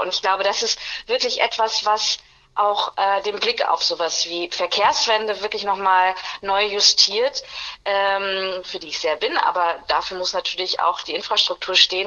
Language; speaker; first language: German; native; German